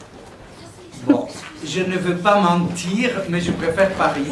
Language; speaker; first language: French; non-native, fluent; Greek